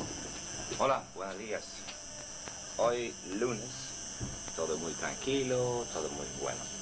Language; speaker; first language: Spanish; non-native, learner; Swedish